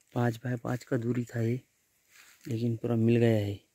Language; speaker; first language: Hindi; non-native, local second language; Marathi